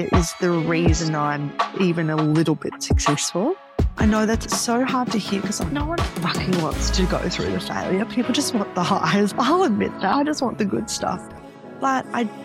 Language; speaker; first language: English; native; English